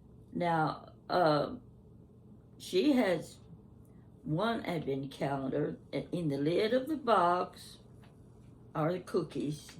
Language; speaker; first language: English; native; English